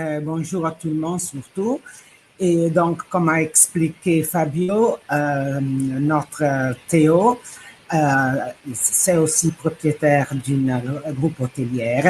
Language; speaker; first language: French; non-native, fluent; Italian